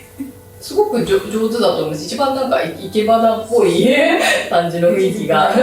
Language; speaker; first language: Japanese; native; Japanese